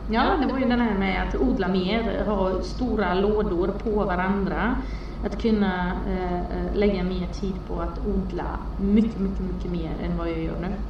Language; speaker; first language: Swedish; non-native, fluent; Romanian